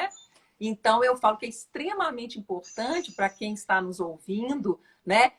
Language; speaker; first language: Portuguese; native; Portuguese